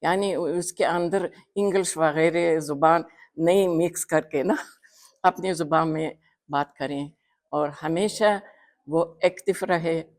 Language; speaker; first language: Hindi; non-native, fluent; Uzbek